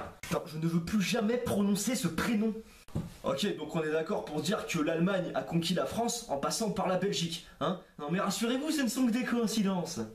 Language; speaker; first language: French; native; French